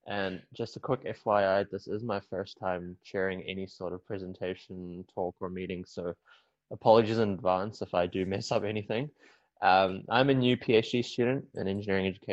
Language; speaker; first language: English; native; English